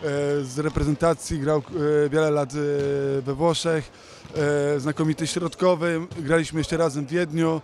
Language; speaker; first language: Polish; native; Polish